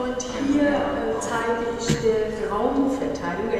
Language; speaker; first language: German; non-native, fluent; Persian